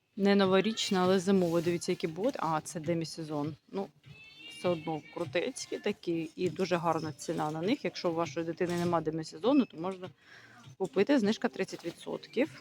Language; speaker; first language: Ukrainian; native; Ukrainian